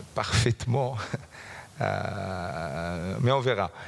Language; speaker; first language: French; non-native, local second language; Arabic